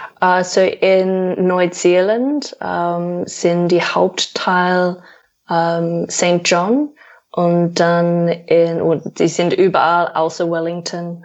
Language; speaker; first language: German; non-native, fluent; English